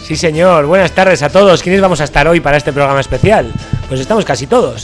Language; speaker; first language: Spanish; native; Spanish